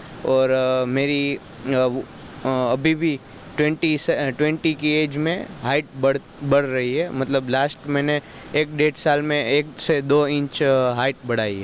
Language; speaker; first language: Hindi; non-native, local second language; Gujarati